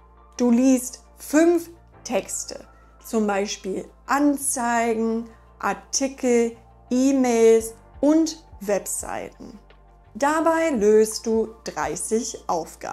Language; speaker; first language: German; non-native, fluent; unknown